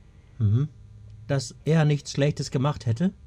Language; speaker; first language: German; native; German